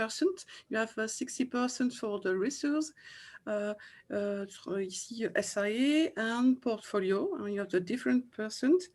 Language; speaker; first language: English; non-native, fluent; French